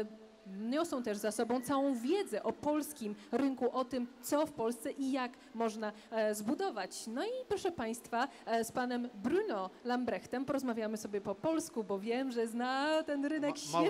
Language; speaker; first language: Polish; native; Polish